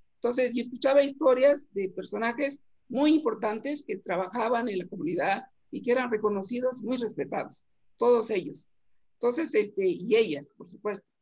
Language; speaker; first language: Spanish; native; Spanish